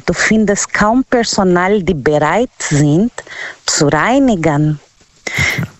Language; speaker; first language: German; non-native, learner; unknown